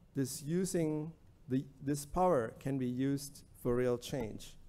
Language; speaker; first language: English; non-native, local second language; Sinhala